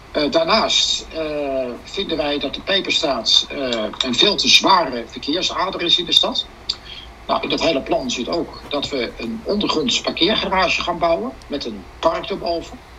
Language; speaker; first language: Dutch; native; Dutch